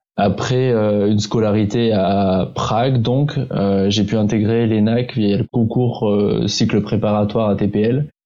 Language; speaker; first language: French; early bilingual, heritage; Czech